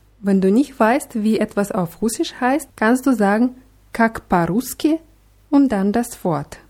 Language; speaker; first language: German; non-native, fluent; Russian